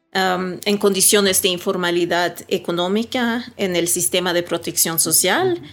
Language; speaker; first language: Spanish; early bilingual, heritage; Swedish